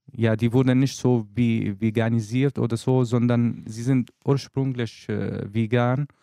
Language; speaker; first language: German; non-native, learner; Arabic